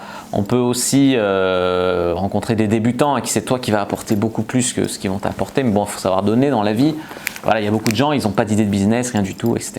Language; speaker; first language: French; native; French